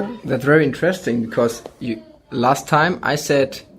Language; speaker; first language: English; non-native, fluent; German